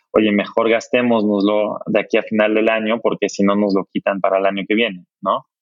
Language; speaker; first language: Spanish; non-native, fluent; German